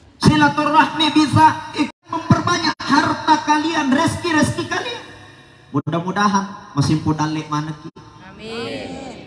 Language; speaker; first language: Indonesian; non-native, local second language; Buginese